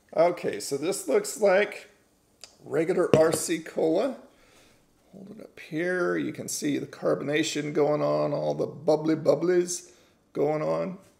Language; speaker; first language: English; native; English